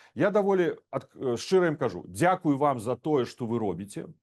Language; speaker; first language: Belarusian; non-native, local second language; Russian